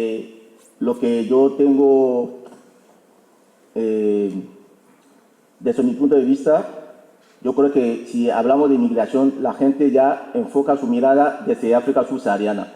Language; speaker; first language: Spanish; non-native, fluent; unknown